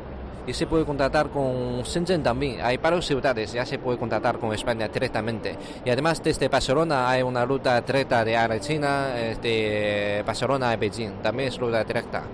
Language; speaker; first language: Spanish; non-native, fluent; Chinese